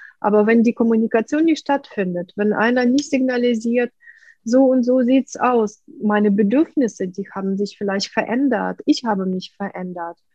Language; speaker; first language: German; non-native, fluent; Russian